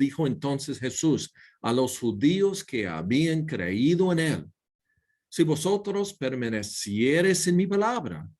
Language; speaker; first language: Spanish; non-native, learner; English